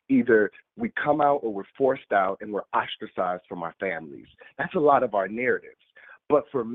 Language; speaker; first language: English; native; English